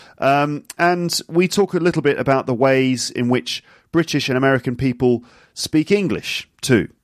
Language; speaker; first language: English; native; English